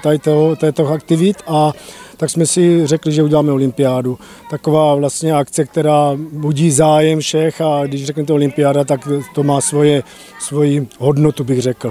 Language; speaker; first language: Czech; native; Czech